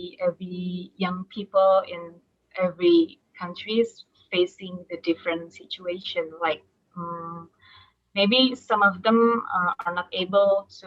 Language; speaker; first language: English; non-native, fluent; Indonesian